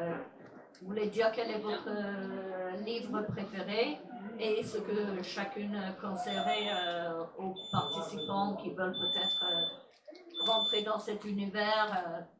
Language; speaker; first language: French; non-native, fluent; English